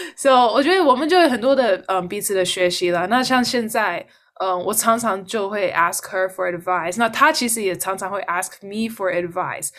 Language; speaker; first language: Chinese; early bilingual, heritage; Chinese